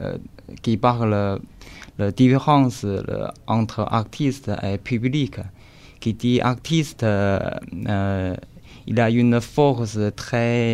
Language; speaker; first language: French; non-native, learner; Chinese